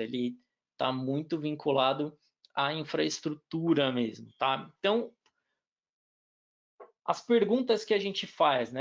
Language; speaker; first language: Portuguese; native; Portuguese